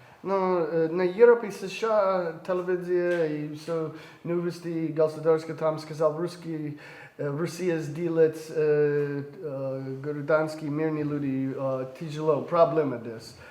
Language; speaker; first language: Russian; non-native, learner; English